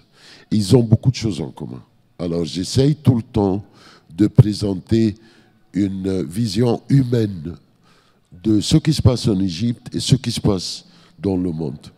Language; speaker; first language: French; non-native, fluent; Arabic